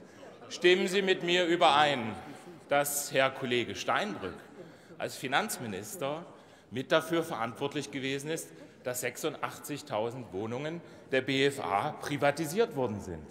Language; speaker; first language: German; native; German